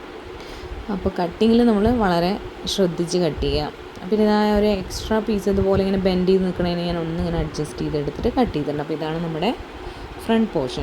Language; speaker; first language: Malayalam; native; Malayalam